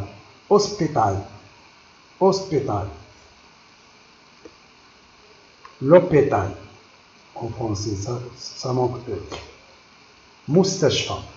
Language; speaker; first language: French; non-native, local second language; Arabic